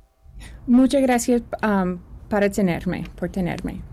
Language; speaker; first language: Spanish; early bilingual, heritage; Spanish